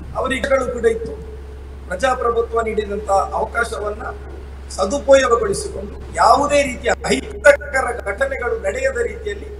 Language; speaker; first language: Kannada; non-native, local second language; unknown